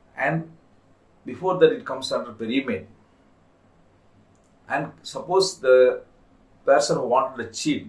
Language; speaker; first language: English; non-native, local second language; Tamil